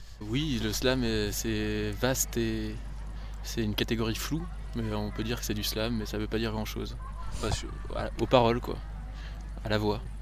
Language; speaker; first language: French; native; French